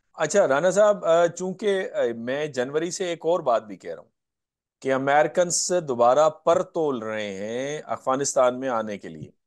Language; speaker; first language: Urdu; non-native, local second language; Sindhi